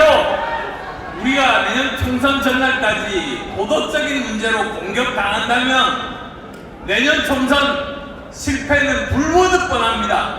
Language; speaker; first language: Korean; native; Korean